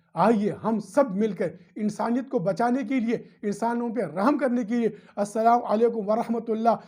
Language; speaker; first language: Urdu; non-native, local second language; Pashto